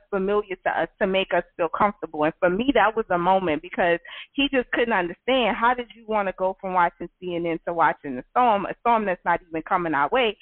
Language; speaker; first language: English; native; English